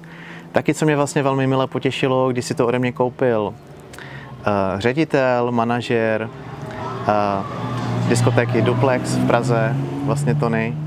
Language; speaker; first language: Czech; native; Czech